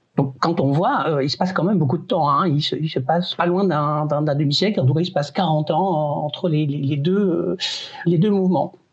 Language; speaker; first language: French; native; French